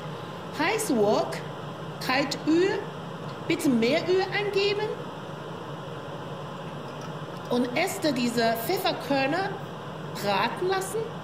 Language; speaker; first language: German; non-native, learner; Chinese